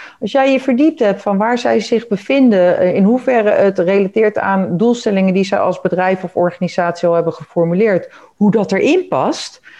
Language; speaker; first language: Dutch; native; Dutch